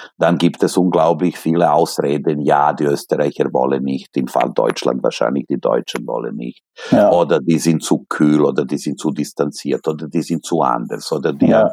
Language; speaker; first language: German; non-native, fluent; Serbian